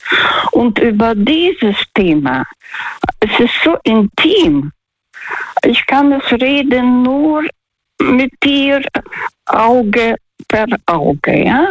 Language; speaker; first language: German; non-native, fluent; Russian